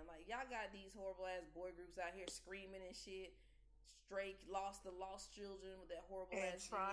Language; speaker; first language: English; native; English